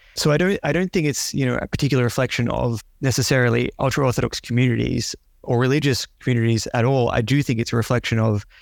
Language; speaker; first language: English; native; English